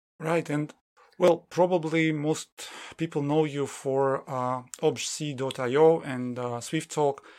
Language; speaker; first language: English; non-native, fluent; Russian